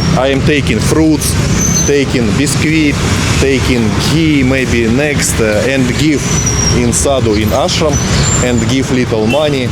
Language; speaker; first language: English; non-native, learner; Russian